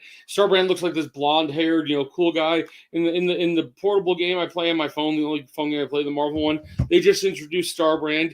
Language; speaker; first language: English; native; English